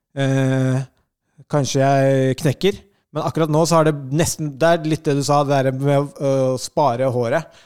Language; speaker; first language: Norwegian; native; Norwegian